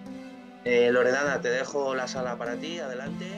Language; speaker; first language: Spanish; native; Spanish